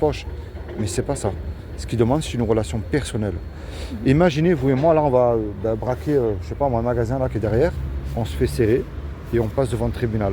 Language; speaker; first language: French; native; French